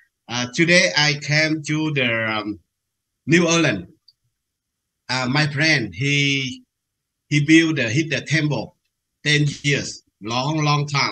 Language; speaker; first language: English; non-native, learner; Vietnamese